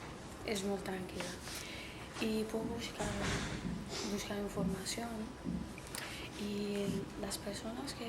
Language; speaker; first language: Spanish; early bilingual, other home language; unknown